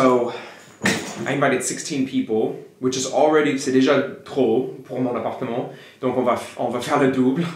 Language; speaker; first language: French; non-native, fluent; English